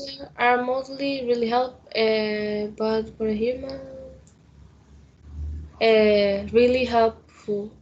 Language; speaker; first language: English; non-native, learner; Spanish